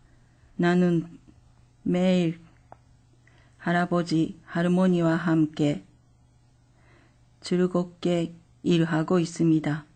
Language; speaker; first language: Korean; non-native, fluent; Japanese